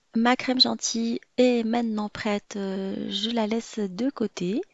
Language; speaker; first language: French; non-native, local second language; Arabic